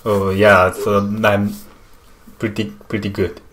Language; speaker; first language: English; non-native, learner; Japanese